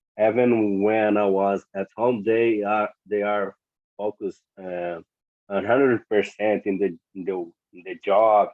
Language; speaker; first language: English; non-native, learner; Portuguese